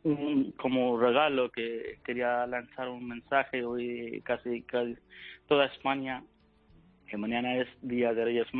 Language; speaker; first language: Spanish; non-native, learner; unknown